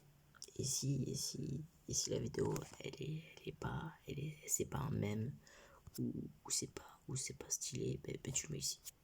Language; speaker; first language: French; native; French